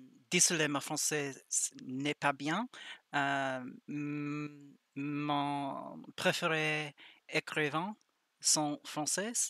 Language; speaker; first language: French; non-native, learner; English